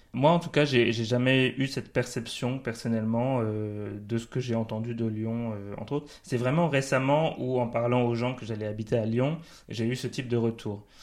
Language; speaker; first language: French; native; French